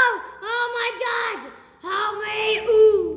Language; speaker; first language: English; native; English